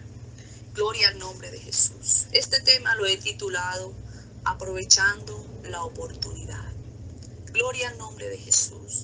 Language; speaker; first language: Spanish; native; Spanish